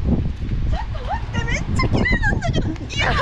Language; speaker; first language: Korean; non-native, learner; Japanese